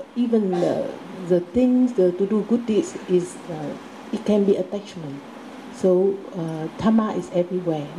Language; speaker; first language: English; non-native, learner; Vietnamese